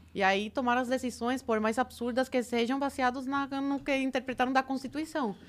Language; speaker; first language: Portuguese; early bilingual, other home language; Spanish